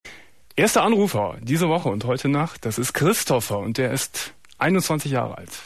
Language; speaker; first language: German; native; German